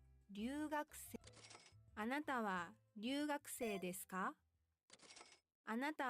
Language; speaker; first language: Japanese; non-native, learner; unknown